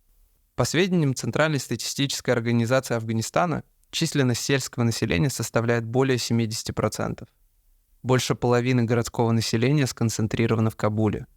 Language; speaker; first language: Russian; native; Russian